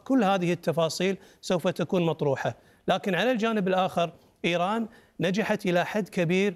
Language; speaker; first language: Arabic; native; Arabic